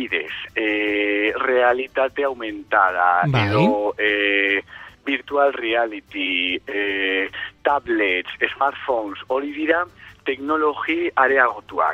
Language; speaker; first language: Basque; non-native, learner; Spanish